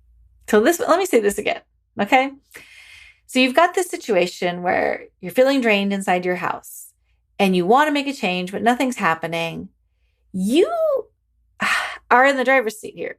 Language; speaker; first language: English; native; English